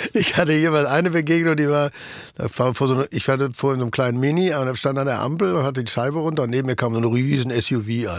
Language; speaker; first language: German; native; German